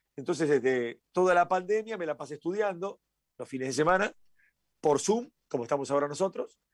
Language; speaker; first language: Spanish; native; Spanish